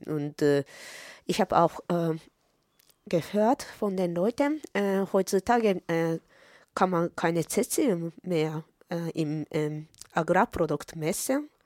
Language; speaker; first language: German; non-native, fluent; Japanese